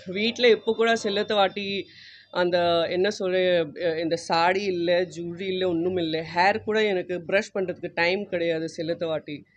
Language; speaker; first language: Tamil; non-native, learner; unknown